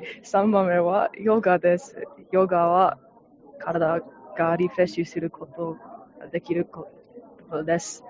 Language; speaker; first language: Japanese; non-native, learner; English